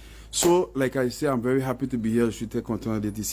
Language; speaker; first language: French; non-native, local second language; English